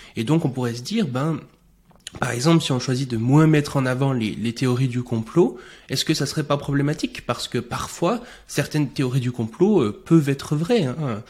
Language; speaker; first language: French; native; French